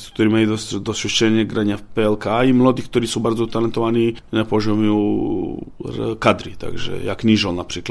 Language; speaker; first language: Polish; non-native, learner; Serbian